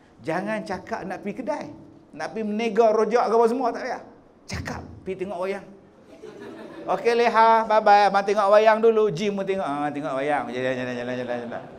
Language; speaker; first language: Malay; native; Malay